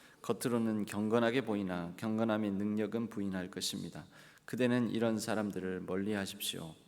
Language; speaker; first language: Korean; native; Korean